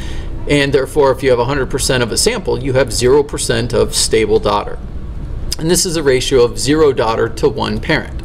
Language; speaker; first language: English; native; English